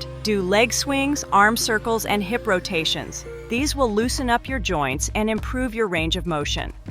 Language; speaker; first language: English; non-native, fluent; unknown